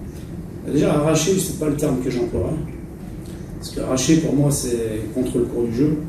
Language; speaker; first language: French; native; French